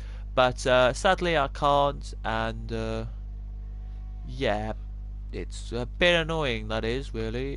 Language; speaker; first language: English; native; English